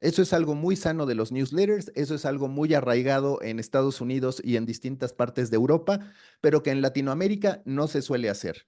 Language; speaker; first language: Spanish; native; Spanish